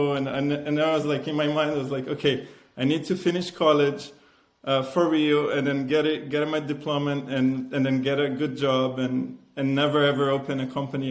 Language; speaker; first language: English; non-native, fluent; Portuguese